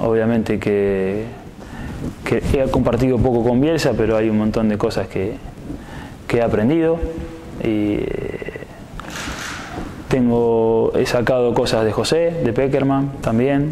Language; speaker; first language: Spanish; native; Spanish